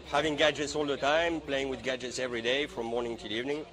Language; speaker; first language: English; non-native, fluent; French